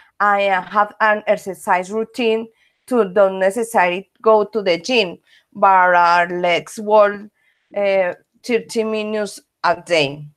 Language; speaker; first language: English; non-native, learner; Spanish